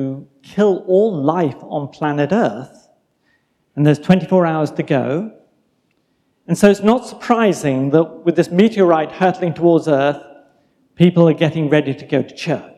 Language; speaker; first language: English; native; English